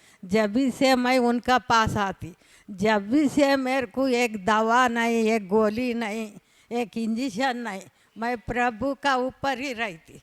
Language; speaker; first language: Hindi; non-native, local second language; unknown